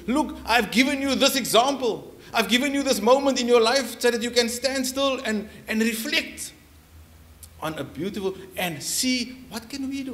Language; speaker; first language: English; non-native, local second language; Afrikaans